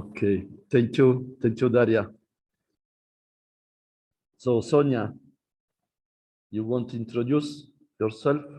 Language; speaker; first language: English; non-native, learner; Italian